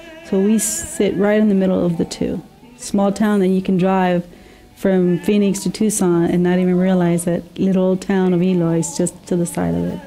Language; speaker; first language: English; early bilingual, other home language; Spanish